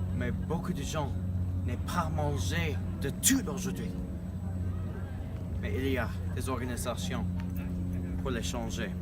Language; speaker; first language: French; non-native, learner; English